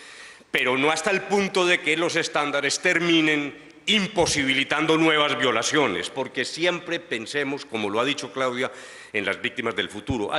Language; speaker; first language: Spanish; native; Spanish